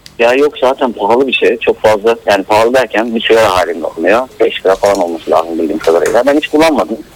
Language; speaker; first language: Turkish; native; Turkish